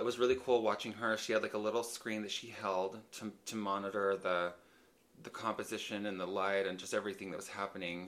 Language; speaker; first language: English; native; English